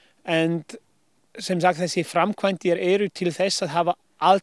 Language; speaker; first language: Icelandic; non-native, learner; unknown